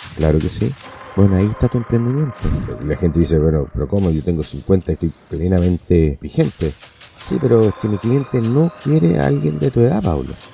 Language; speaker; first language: Spanish; non-native, local second language; English